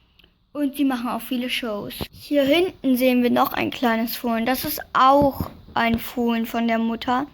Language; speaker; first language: German; native; German